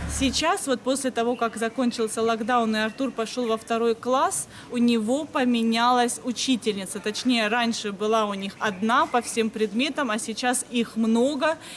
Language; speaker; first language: Russian; native; Russian